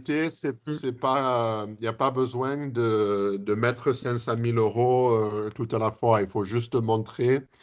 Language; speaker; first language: French; early bilingual, heritage; English